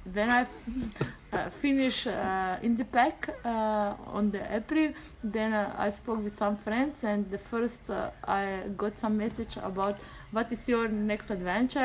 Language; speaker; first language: English; non-native, learner; Slovenian